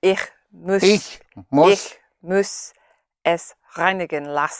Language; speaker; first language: German; non-native, learner; English